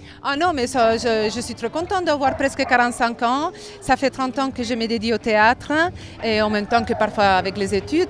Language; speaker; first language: French; non-native, fluent; Spanish